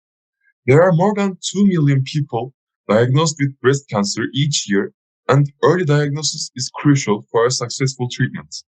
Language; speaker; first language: English; non-native, fluent; Turkish